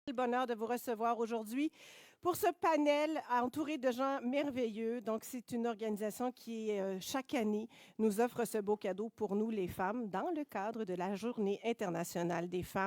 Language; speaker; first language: French; native; French